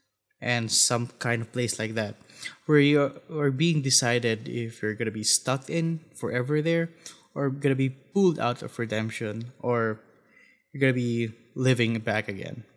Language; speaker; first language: English; non-native, fluent; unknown